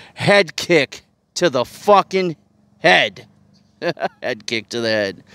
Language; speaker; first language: English; native; English